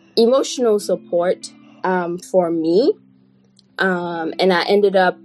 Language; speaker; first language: English; non-native, fluent; French